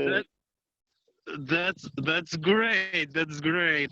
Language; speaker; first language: English; non-native, learner; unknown